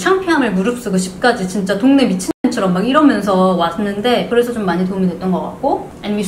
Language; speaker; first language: Korean; early bilingual, heritage; Korean